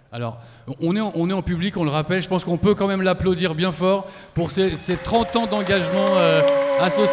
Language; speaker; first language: French; native; French